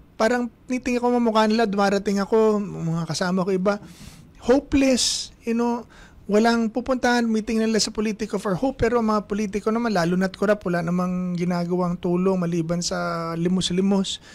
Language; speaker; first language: Filipino; native; Filipino